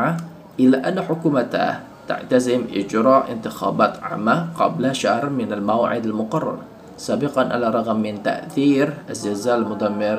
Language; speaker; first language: Arabic; non-native, fluent; Indonesian